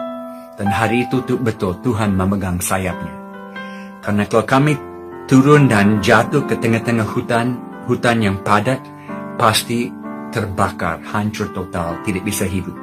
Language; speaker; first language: Indonesian; non-native, fluent; English